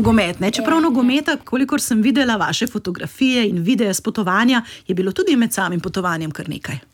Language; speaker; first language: Slovenian; native; Slovenian